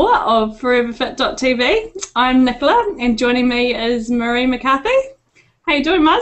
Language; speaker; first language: English; native; English